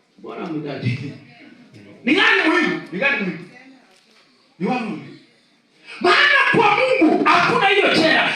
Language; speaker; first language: Swahili; non-native, local second language; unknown